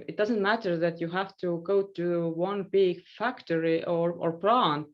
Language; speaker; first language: English; non-native, fluent; Estonian